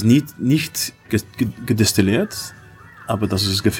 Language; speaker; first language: German; non-native, learner; Dutch